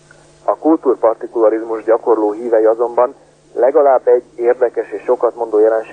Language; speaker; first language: Hungarian; native; Hungarian